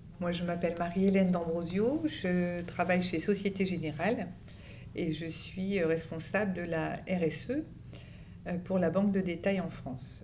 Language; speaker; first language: French; native; French